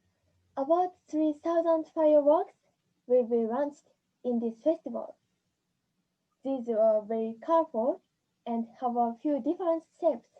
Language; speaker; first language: English; non-native, learner; Japanese